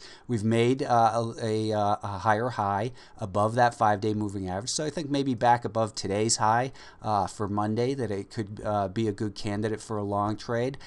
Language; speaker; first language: English; native; English